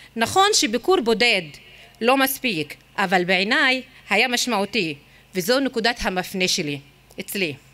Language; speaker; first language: Hebrew; non-native, local second language; Arabic